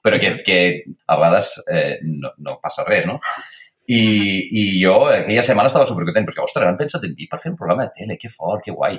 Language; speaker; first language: Catalan; non-native, fluent; Icelandic